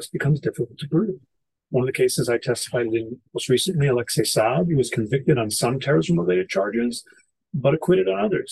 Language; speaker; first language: English; native; English